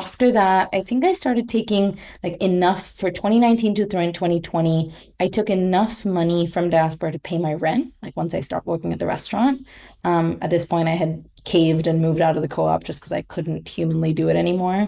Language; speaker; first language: English; non-native, local second language; Hindi